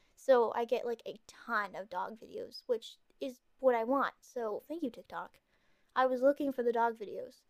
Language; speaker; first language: English; native; English